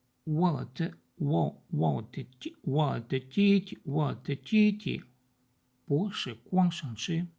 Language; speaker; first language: Chinese; non-native, learner; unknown